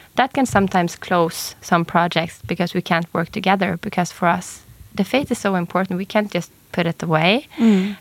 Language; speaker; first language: English; non-native, fluent; Norwegian